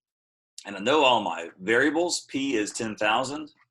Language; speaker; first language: English; native; English